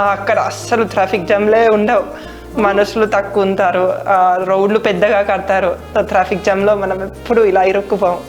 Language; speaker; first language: Telugu; non-native, fluent; Finnish